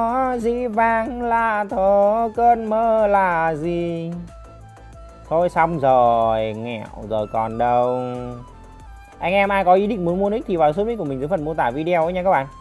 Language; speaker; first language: Vietnamese; native; Vietnamese